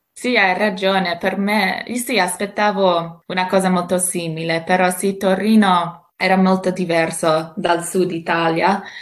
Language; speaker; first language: Italian; non-native, fluent; English